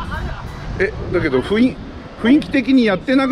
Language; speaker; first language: Japanese; native; Japanese